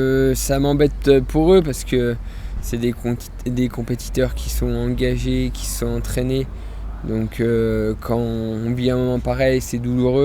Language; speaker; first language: French; native; French